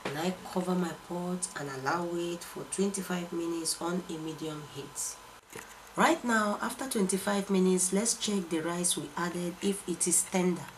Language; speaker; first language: English; non-native, local second language; Igbo